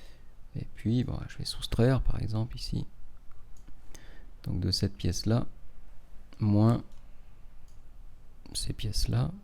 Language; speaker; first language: French; native; French